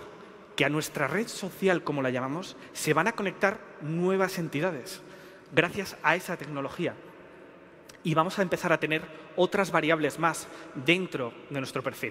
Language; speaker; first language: Spanish; native; Spanish